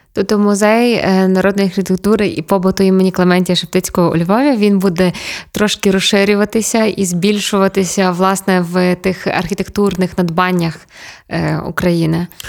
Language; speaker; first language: Ukrainian; native; Ukrainian